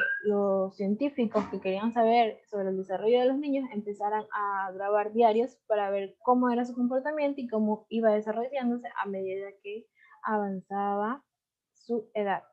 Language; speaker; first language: Spanish; native; Spanish